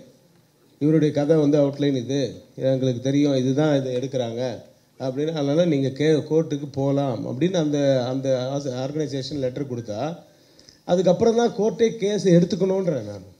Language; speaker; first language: Tamil; native; Tamil